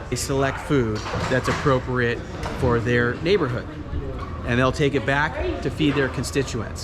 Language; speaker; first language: English; native; English